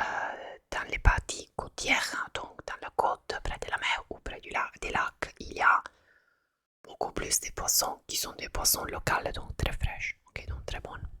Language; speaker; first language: French; non-native, fluent; Italian